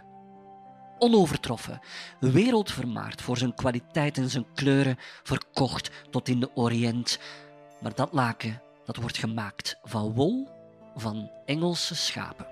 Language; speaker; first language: Dutch; native; Dutch